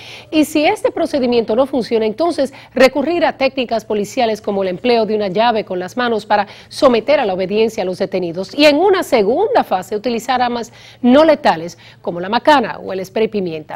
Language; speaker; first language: Spanish; native; Spanish